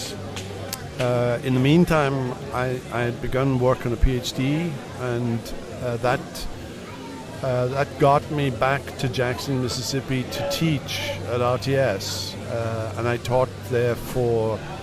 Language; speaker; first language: English; native; English